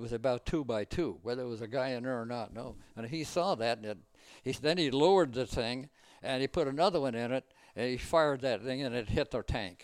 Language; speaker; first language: English; native; English